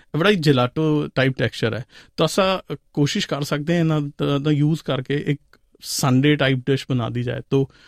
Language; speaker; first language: Punjabi; non-native, local second language; Hindi